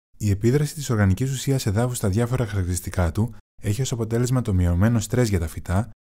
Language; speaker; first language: Greek; non-native, learner; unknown